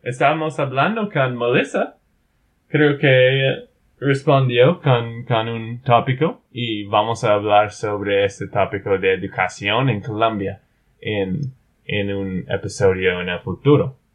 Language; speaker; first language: Spanish; non-native, learner; English